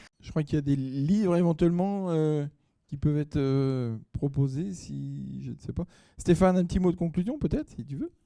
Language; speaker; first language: French; native; French